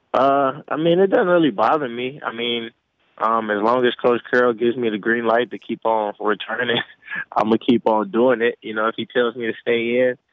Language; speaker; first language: English; native; English